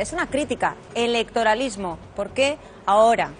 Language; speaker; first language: Spanish; native; Spanish